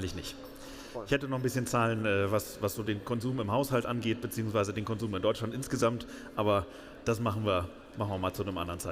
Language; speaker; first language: German; native; German